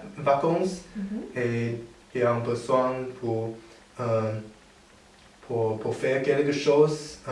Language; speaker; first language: French; non-native, learner; Chinese